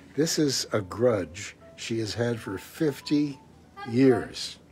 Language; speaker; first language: English; native; English